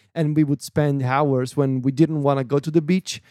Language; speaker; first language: English; non-native, fluent; Italian